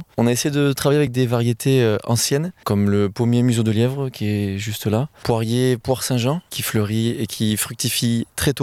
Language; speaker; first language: French; native; French